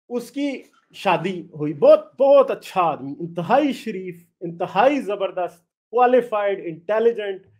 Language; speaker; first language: Urdu; native; Urdu